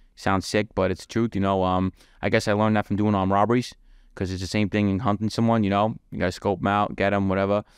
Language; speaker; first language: English; native; English